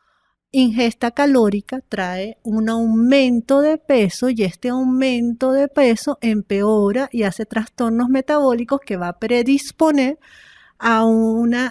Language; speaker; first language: Spanish; native; Spanish